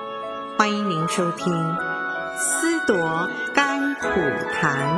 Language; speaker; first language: Chinese; native; Chinese